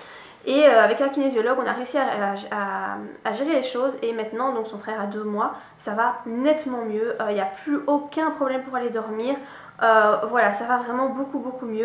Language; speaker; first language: French; native; French